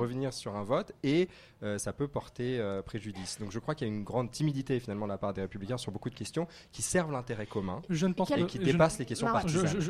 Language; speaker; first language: French; native; French